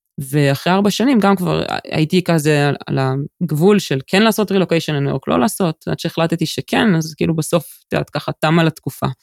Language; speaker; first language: Hebrew; native; Hebrew